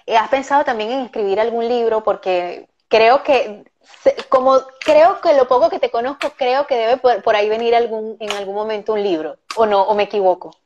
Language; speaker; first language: Spanish; native; Spanish